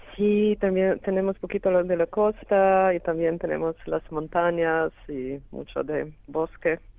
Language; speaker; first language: Spanish; non-native, fluent; Slovenian